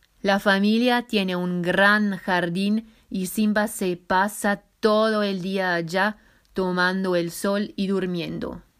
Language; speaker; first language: Spanish; non-native, fluent; German